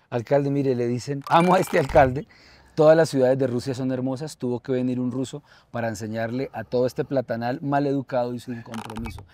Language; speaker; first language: Spanish; native; Spanish